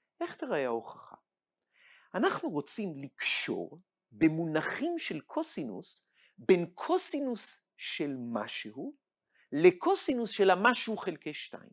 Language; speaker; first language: Hebrew; native; Hebrew